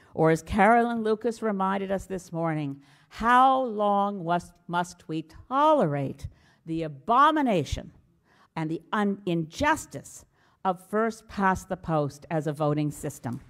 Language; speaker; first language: English; native; English